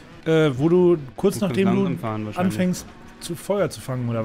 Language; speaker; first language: German; native; German